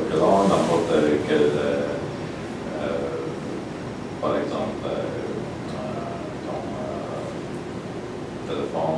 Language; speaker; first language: French; non-native, learner; Polish